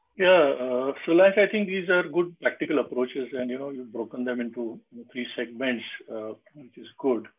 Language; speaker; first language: English; non-native, local second language; Marathi